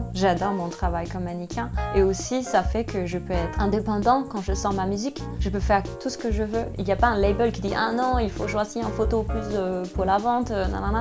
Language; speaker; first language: French; non-native, fluent; Danish